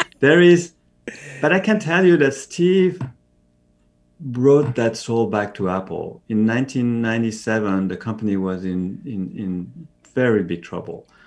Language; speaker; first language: English; non-native, fluent; French